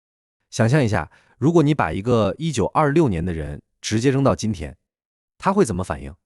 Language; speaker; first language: Chinese; native; Chinese